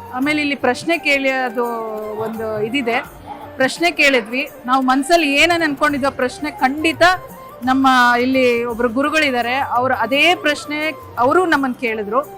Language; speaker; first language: Kannada; native; Kannada